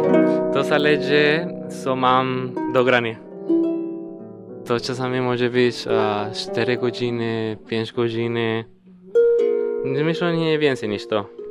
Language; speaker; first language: Polish; non-native, learner; Spanish